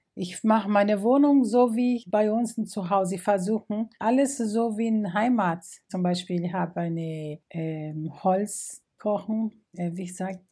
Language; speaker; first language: German; non-native, fluent; Portuguese